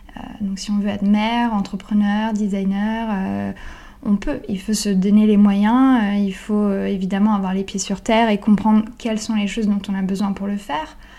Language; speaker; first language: French; non-native, fluent; Italian